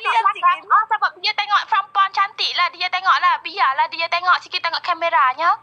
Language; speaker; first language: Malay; non-native, learner; Vietnamese